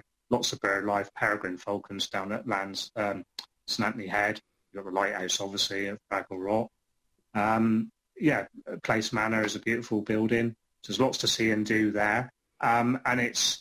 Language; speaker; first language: English; native; English